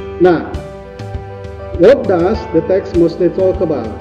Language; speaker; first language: English; non-native, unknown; Indonesian